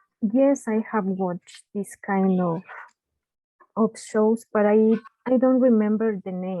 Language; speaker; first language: English; non-native, learner; Spanish